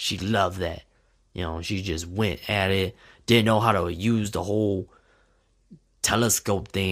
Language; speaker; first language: English; native; English